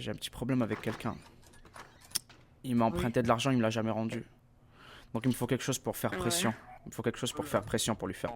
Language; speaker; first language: French; native; French